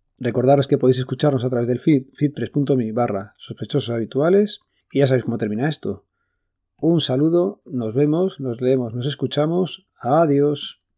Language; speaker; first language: Spanish; native; Spanish